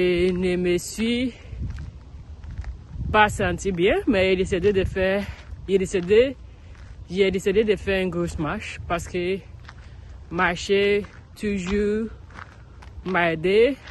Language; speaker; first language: French; non-native, learner; English